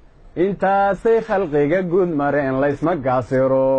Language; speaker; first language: Somali; native; Somali